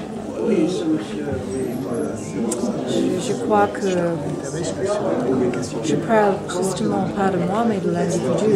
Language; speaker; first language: French; non-native, fluent; English